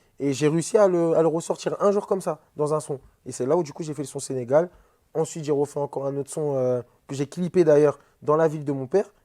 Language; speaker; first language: French; early bilingual, other home language; Wolof